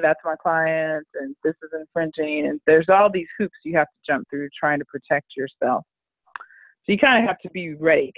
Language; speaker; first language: English; native; English